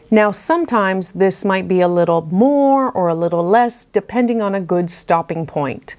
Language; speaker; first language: English; native; English